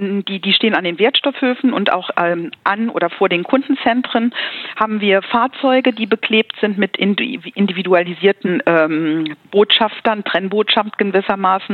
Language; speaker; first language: German; native; German